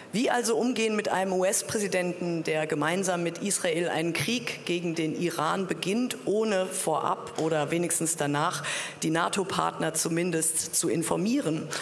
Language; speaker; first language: German; native; German